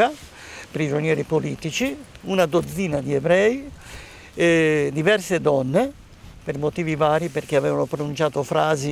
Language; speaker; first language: Italian; native; Italian